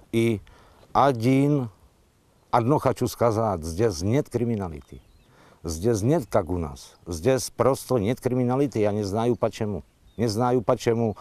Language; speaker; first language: Russian; non-native, learner; Slovak